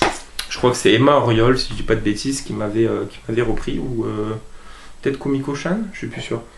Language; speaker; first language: French; native; French